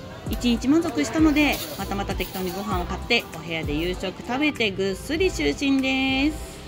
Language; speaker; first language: Japanese; native; Japanese